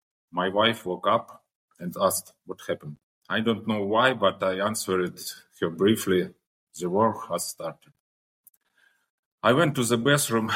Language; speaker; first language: English; non-native, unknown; Ukrainian